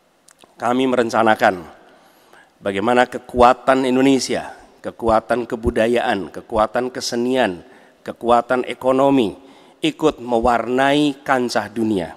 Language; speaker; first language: Indonesian; native; Indonesian